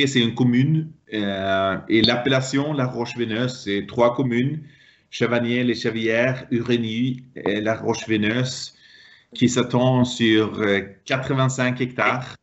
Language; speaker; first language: French; non-native, fluent; Swedish